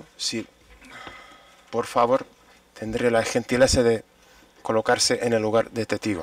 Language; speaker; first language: Spanish; non-native, fluent; English